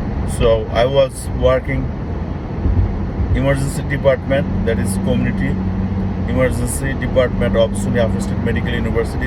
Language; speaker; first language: English; non-native, local second language; Bangla